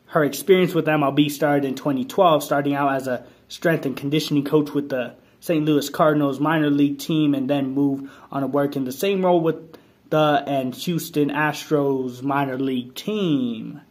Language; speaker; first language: English; native; English